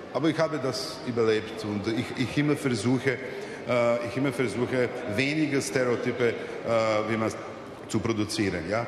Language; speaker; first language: German; non-native, fluent; Serbian